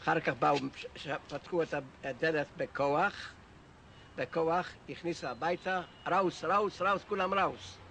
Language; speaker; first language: Hebrew; non-native, fluent; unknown